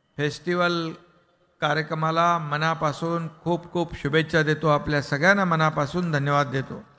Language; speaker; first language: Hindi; non-native, local second language; Marathi